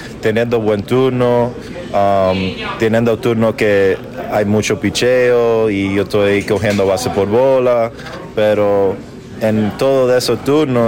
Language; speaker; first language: Spanish; early bilingual, heritage; English